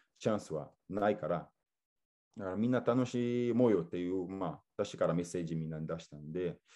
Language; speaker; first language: Japanese; non-native, fluent; Portuguese